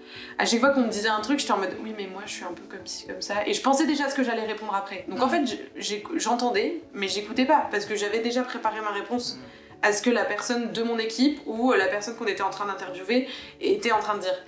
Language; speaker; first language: French; native; French